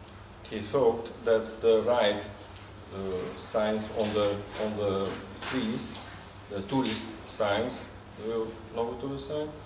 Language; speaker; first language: English; non-native, learner; Hungarian